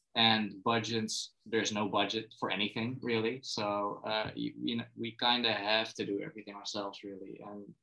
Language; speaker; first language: English; non-native, fluent; Dutch